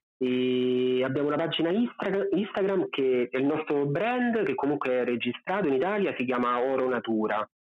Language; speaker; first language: Italian; native; Italian